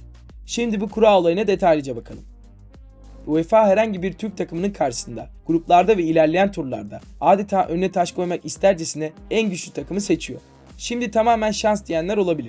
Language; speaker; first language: Turkish; native; Turkish